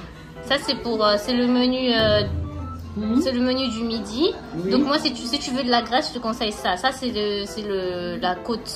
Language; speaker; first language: French; native; French